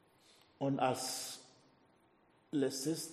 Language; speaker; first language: German; non-native, fluent; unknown